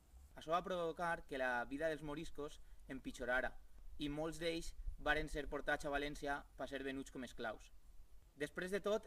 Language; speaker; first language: Catalan; native; Catalan